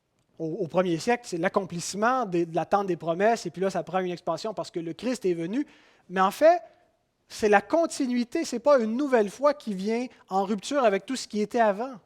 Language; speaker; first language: French; native; French